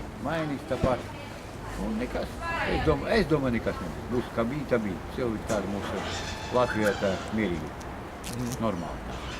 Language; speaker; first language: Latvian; non-native, local second language; Russian